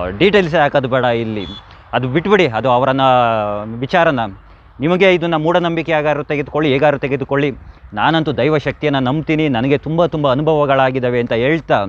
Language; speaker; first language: Kannada; native; Kannada